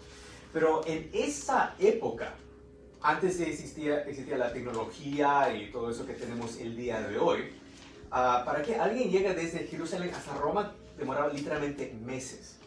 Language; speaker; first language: Spanish; early bilingual, heritage; Spanish